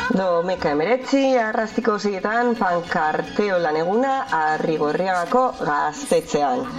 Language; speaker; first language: Basque; native; Basque